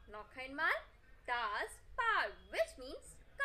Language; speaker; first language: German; non-native, fluent; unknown